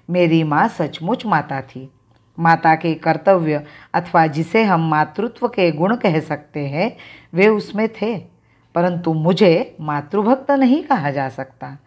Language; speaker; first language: Hindi; non-native, local second language; Marathi